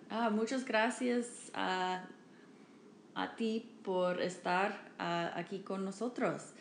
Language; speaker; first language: Spanish; non-native, learner; English